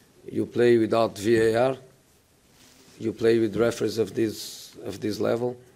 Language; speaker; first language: English; non-native, fluent; Portuguese